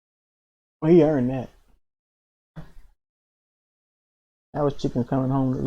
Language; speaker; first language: English; native; English